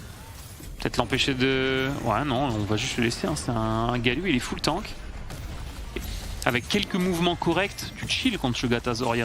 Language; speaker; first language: French; native; French